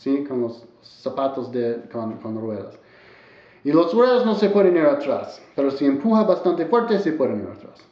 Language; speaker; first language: Spanish; non-native, learner; English